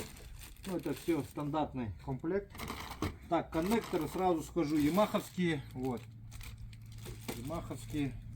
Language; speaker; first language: Russian; native; Russian